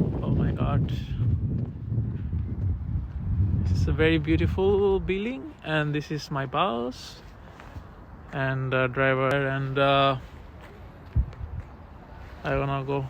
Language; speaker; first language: English; non-native, learner; Bangla